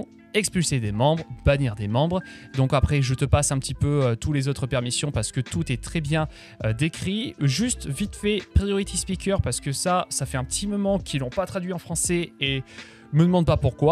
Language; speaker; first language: French; native; French